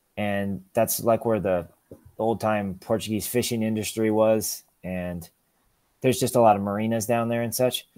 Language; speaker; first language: English; native; English